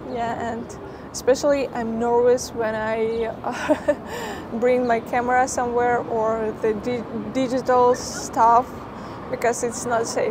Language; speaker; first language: English; non-native, fluent; Ukrainian